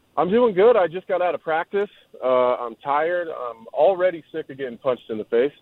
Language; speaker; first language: English; native; English